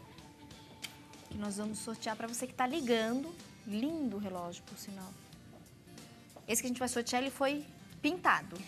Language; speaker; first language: Portuguese; native; Portuguese